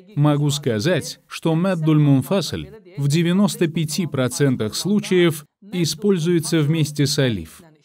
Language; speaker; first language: Russian; non-native, fluent; Azerbaijani